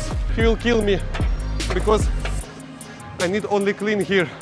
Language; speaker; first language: English; non-native, learner; Russian